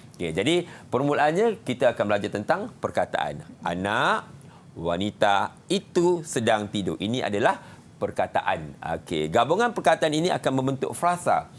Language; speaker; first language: Malay; native; Malay